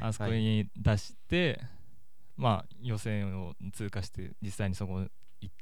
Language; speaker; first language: Japanese; native; Japanese